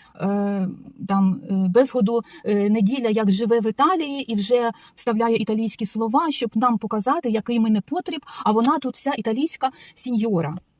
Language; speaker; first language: Ukrainian; non-native, local second language; Russian